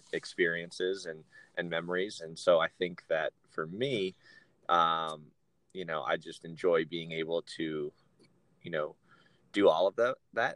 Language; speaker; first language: English; native; English